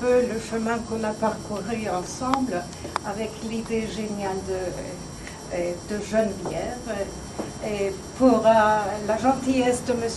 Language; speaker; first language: French; non-native, fluent; Turkish